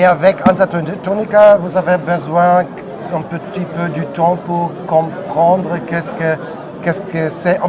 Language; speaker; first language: French; non-native, learner; German